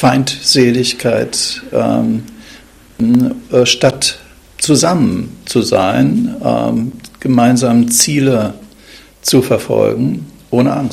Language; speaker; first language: German; native; German